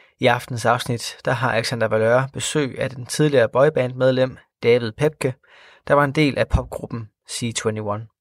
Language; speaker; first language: Danish; native; Danish